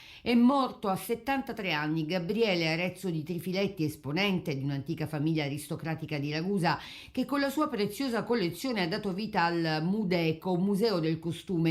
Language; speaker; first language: Italian; native; Italian